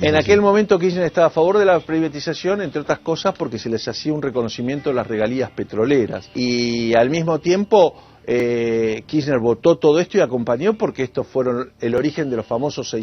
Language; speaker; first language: Spanish; native; Spanish